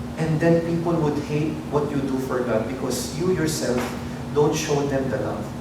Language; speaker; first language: English; non-native, local second language; Filipino